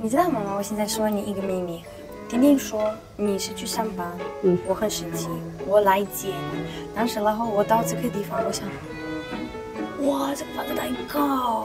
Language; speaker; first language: Chinese; non-native, learner; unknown